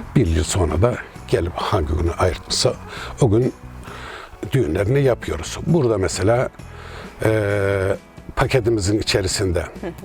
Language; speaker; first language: Turkish; native; Turkish